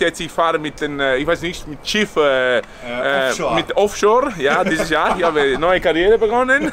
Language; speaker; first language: German; non-native, learner; Italian